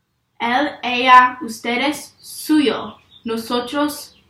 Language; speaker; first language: Spanish; non-native, learner; English